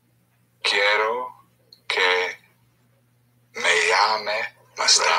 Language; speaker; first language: Spanish; non-native, learner; English